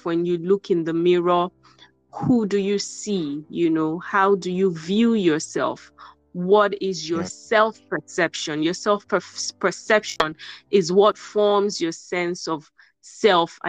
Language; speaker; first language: English; non-native, local second language; Yoruba